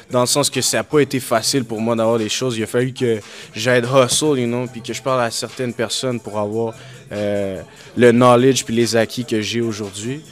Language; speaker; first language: French; native; French